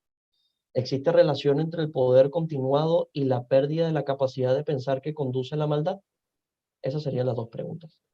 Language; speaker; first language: Spanish; native; Spanish